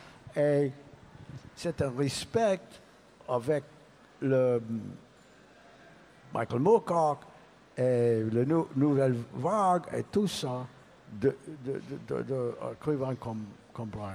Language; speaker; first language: French; non-native, learner; English